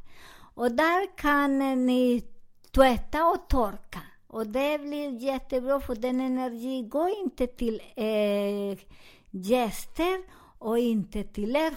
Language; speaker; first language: Swedish; non-native, learner; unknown